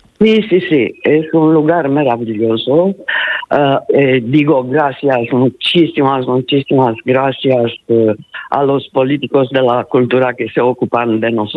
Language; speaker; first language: Spanish; non-native, learner; Italian